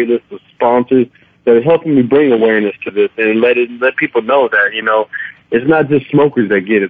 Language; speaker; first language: English; native; English